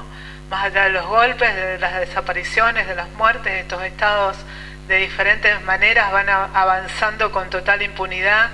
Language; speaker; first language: Spanish; native; Spanish